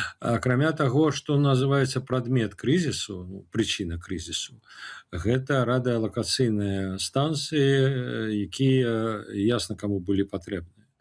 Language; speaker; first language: Belarusian; non-native, local second language; Russian